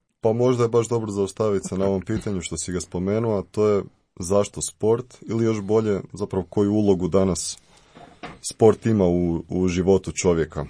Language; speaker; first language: Croatian; native; Croatian